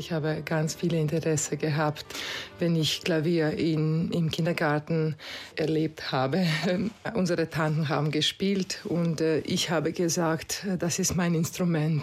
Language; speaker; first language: German; non-native, fluent; Croatian